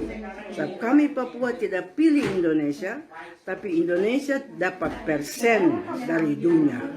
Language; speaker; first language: Indonesian; non-native, local second language; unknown